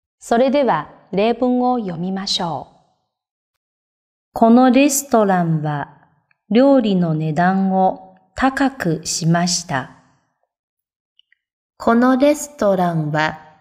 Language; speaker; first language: Japanese; non-native, fluent; Chinese